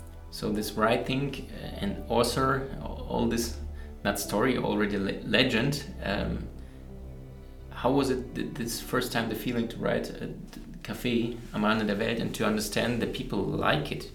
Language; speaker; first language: English; non-native, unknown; German